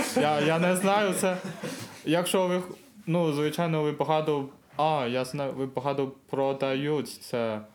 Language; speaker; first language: Ukrainian; non-native, learner; Chinese